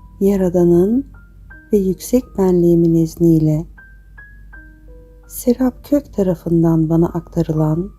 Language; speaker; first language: Turkish; native; Turkish